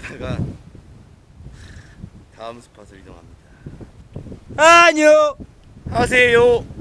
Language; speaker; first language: Korean; native; Korean